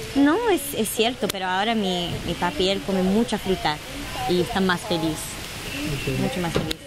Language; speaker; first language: Spanish; early bilingual, heritage; Spanish